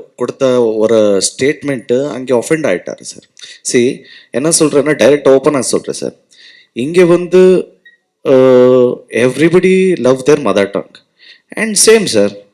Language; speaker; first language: Tamil; non-native, learner; Kannada